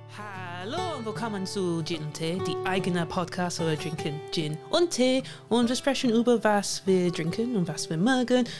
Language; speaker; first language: German; non-native, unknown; English